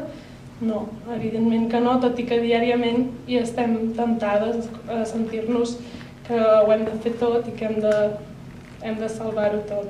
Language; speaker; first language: Catalan; native; Catalan